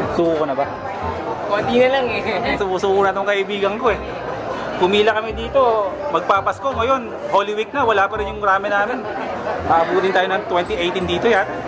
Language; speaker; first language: Filipino; native; Filipino